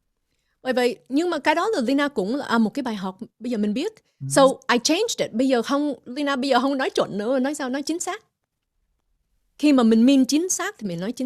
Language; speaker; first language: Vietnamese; early bilingual, heritage; English